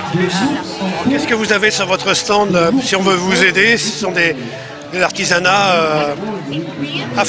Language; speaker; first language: French; native; French